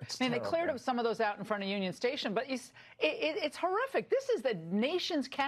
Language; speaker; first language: English; native; English